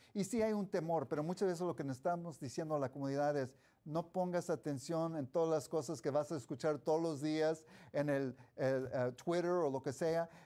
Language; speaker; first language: Spanish; early bilingual, heritage; Spanish